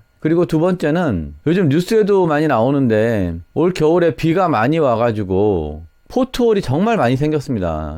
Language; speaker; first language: Korean; native; Korean